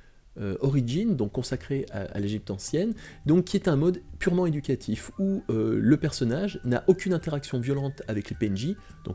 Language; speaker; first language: French; native; French